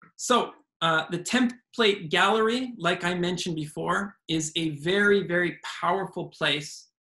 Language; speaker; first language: English; native; English